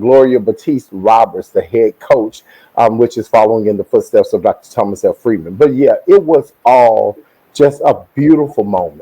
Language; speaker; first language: English; native; English